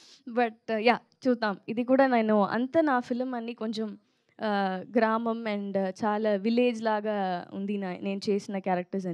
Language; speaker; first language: Telugu; non-native, learner; Tamil